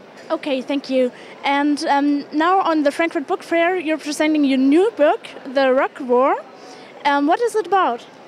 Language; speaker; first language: English; non-native, fluent; German